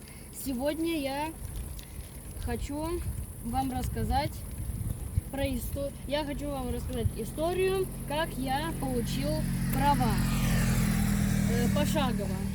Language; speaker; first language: Russian; early bilingual, other home language; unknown